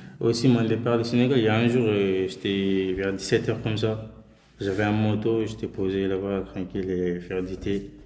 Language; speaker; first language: French; non-native, local second language; Soninke